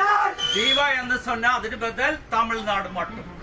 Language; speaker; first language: Tamil; non-native, learner; Malayalam